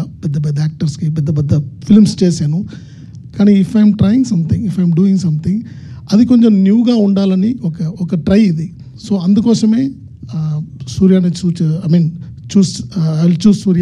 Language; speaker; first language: Telugu; non-native, learner; Tamil